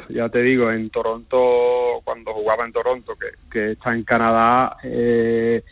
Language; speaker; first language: Spanish; native; Spanish